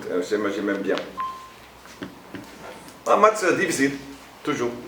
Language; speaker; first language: French; non-native, learner; Dutch